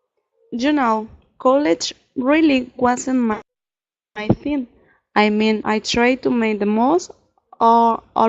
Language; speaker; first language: English; non-native, learner; Spanish